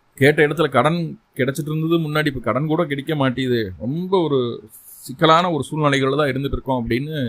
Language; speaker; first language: Tamil; native; Tamil